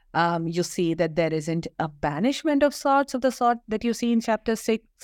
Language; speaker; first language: English; non-native, local second language; Malayalam